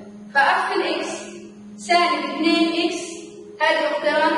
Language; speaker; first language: Arabic; native; Arabic